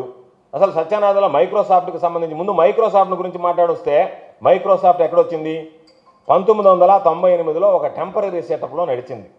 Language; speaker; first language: Telugu; native; Telugu